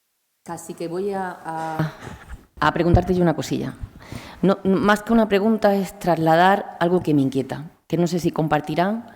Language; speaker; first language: Spanish; native; Spanish